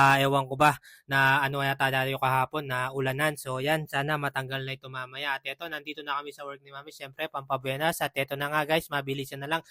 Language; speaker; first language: Filipino; non-native, local second language; Pampanga